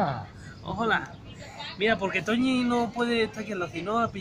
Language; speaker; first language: Spanish; native; Spanish